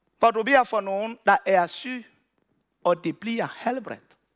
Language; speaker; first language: Danish; non-native, learner; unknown